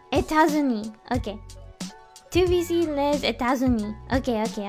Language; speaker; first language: French; non-native, learner; Spanish